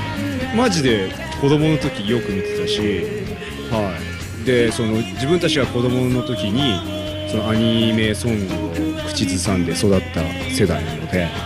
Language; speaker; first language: Japanese; native; Japanese